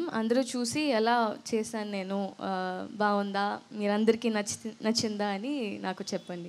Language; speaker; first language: Telugu; non-native, learner; Tamil